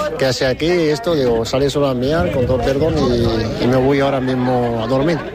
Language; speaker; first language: Spanish; non-native, learner; Arabic